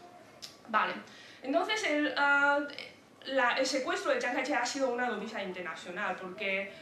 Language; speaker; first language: Spanish; non-native, fluent; Chinese